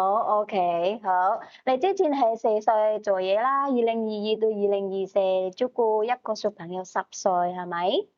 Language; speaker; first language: Cantonese; native; Cantonese